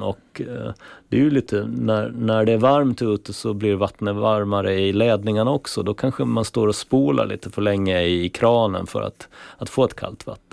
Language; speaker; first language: Swedish; native; Swedish